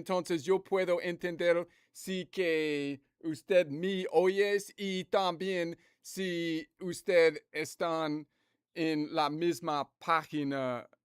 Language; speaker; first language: Spanish; non-native, learner; English